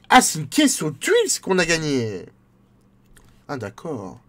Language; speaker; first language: French; native; French